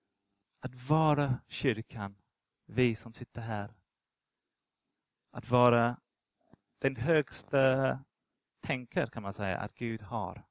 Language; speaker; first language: Swedish; non-native, fluent; English